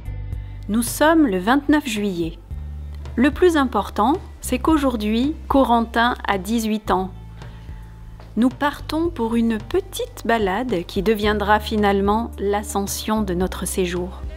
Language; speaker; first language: French; native; French